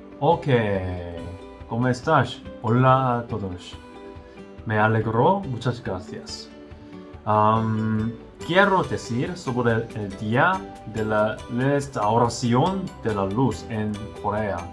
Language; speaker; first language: Spanish; non-native, learner; Korean